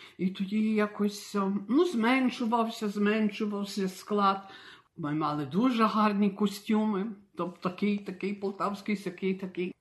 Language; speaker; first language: Ukrainian; early bilingual, heritage; Ukrainian